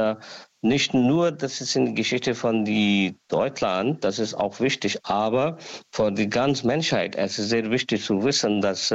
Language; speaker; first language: German; non-native, learner; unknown